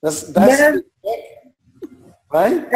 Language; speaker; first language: English; non-native, learner; Spanish